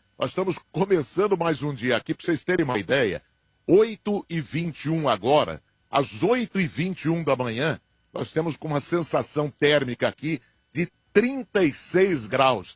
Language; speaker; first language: Portuguese; native; Portuguese